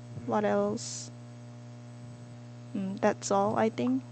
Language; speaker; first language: English; non-native, learner; Korean